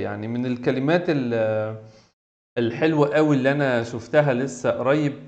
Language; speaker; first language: Arabic; native; Arabic